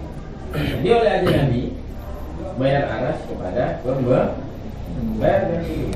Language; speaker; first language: Indonesian; native; Indonesian